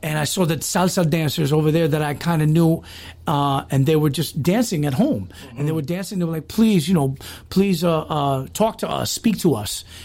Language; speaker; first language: English; early bilingual, other home language; Spanish